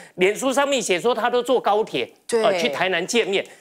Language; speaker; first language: Chinese; native; Chinese